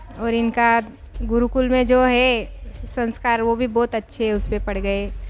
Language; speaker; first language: Hindi; non-native, local second language; Gujarati